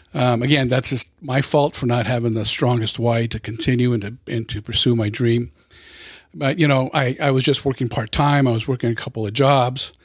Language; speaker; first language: English; native; English